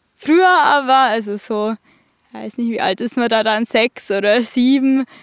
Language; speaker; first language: German; native; German